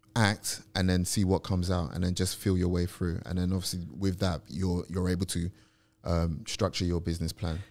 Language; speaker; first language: English; native; English